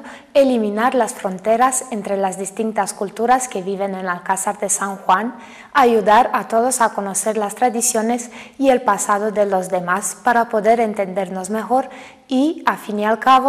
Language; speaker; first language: Spanish; non-native, fluent; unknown